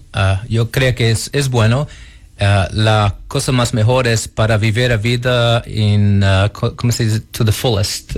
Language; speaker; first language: Spanish; non-native, learner; Portuguese